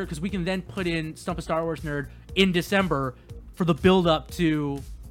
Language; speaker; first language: English; native; English